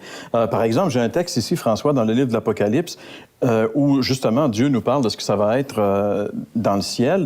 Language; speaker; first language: French; native; French